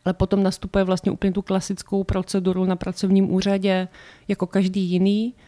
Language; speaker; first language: Czech; native; Czech